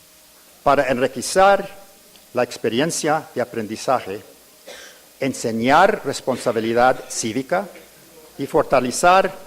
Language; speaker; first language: Spanish; early bilingual, heritage; English